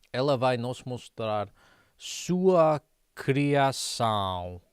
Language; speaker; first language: Portuguese; non-native, learner; English